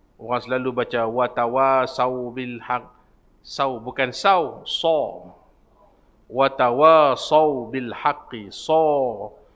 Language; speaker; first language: Malay; native; Malay